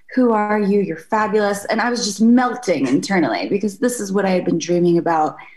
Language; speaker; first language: English; native; English